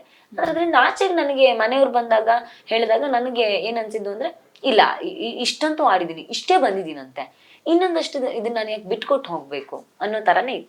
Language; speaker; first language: Kannada; native; Kannada